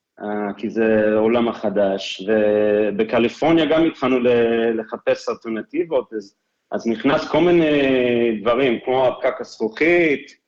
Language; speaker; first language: Hebrew; non-native, fluent; English